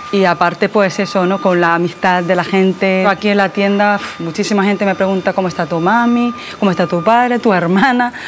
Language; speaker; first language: Spanish; early bilingual, other home language; Korean